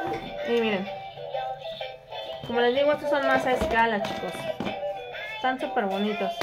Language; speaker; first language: Spanish; native; Spanish